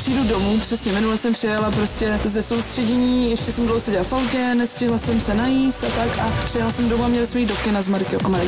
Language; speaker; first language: Czech; native; Czech